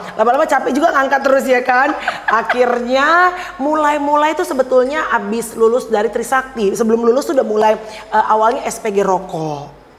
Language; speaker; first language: Indonesian; native; Indonesian